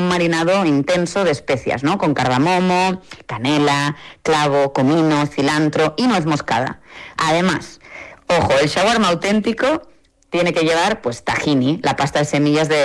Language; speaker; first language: Spanish; native; Spanish